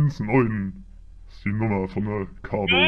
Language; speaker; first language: German; native; German